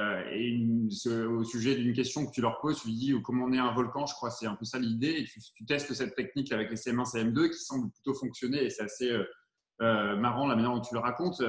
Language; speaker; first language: French; native; French